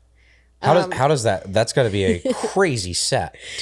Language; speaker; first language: English; native; English